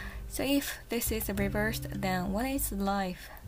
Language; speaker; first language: English; non-native, fluent; Japanese